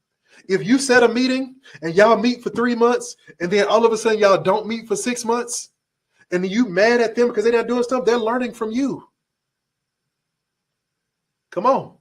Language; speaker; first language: English; native; English